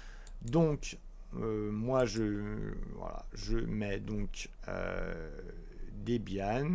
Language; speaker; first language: French; native; French